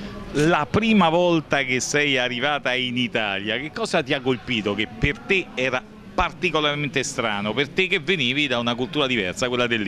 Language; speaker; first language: Italian; native; Italian